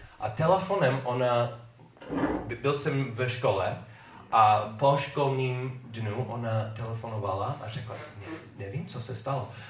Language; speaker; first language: Czech; non-native, learner; English